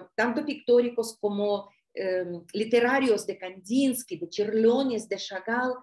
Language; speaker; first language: Spanish; non-native, fluent; Russian